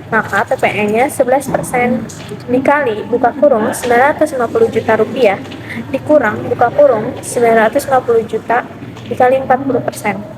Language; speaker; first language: Indonesian; native; Indonesian